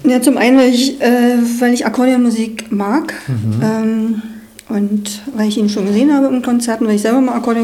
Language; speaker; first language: German; native; German